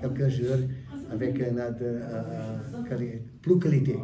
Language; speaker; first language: French; non-native, learner; Portuguese